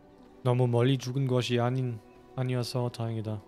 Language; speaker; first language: Korean; non-native, fluent; German